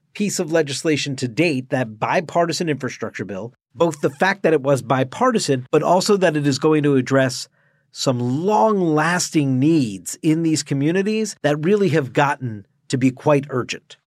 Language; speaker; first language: English; native; English